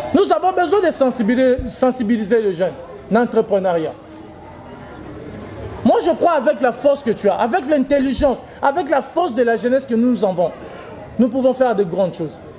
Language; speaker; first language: French; non-native, local second language; Lingala